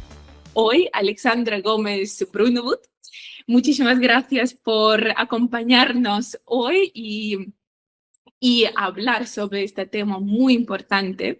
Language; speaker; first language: Spanish; non-native, fluent; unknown